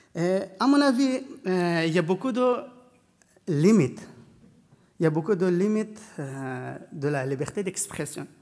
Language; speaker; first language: French; non-native, learner; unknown